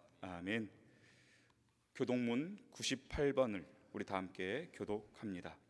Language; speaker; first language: Korean; native; Korean